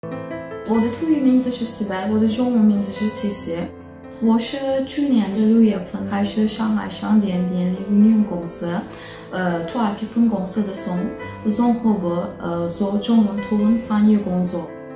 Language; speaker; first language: Chinese; non-native, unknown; Turkish